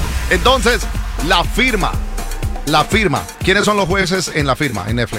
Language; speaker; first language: Spanish; native; Spanish